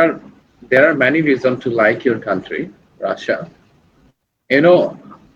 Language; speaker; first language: English; non-native, learner; Bangla